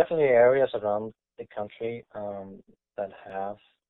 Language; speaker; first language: English; non-native, fluent; Icelandic